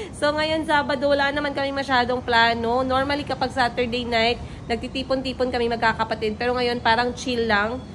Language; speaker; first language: Filipino; non-native, local second language; Cebuano